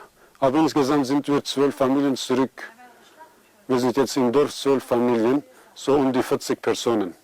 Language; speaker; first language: German; non-native, fluent; Aramaic